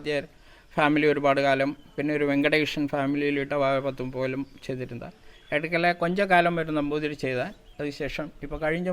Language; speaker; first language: Malayalam; non-native, local second language; Tamil